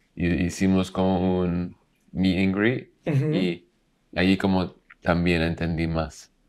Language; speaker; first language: Spanish; non-native, learner; English